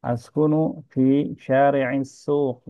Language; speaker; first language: Arabic; non-native, fluent; Indonesian